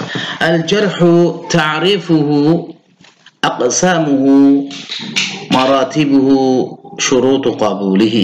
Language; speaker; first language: Arabic; non-native, fluent; Indonesian